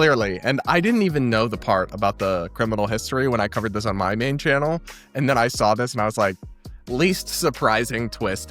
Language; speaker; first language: English; native; English